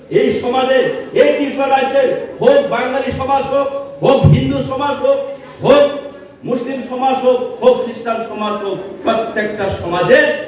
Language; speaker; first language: Bangla; non-native, local second language; Kok Borok